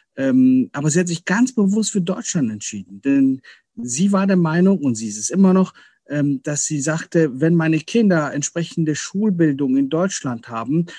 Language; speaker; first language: German; early bilingual, other home language; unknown